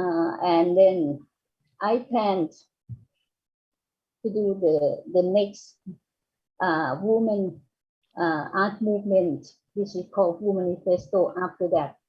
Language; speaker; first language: English; non-native, fluent; Thai